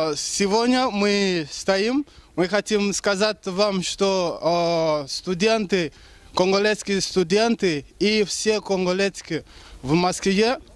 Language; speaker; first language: Russian; non-native, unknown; Lingala